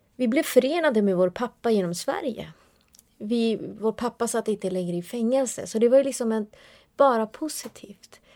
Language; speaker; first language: Swedish; early bilingual, other home language; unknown